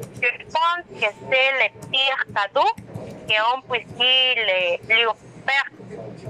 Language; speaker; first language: French; non-native, learner; Spanish